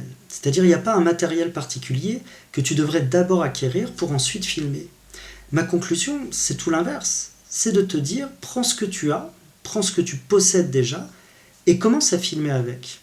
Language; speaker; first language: French; native; French